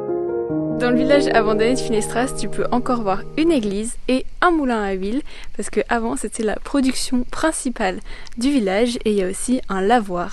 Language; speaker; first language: French; native; French